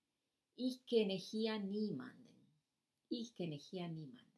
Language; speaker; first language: German; non-native, fluent; Spanish